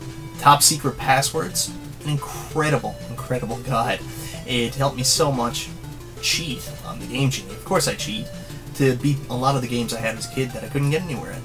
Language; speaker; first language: English; native; English